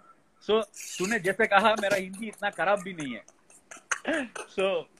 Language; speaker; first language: Hindi; non-native, local second language; Tamil